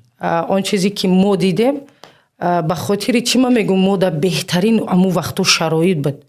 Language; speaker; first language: Tajik; native; Tajik